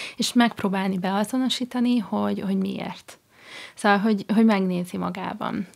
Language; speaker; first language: Hungarian; non-native, fluent; English